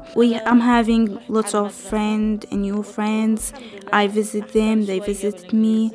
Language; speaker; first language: English; non-native, fluent; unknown